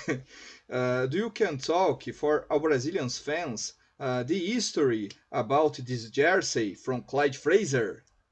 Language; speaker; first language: English; non-native, learner; Portuguese